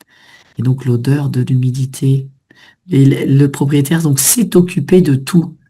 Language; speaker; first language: French; native; French